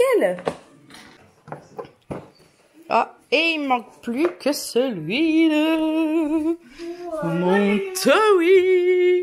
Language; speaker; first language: French; native; French